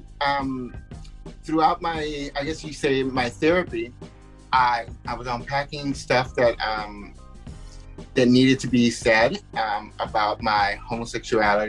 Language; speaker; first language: English; early bilingual, other home language; Spanish